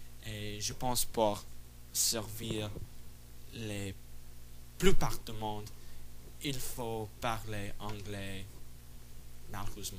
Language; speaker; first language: French; non-native, fluent; English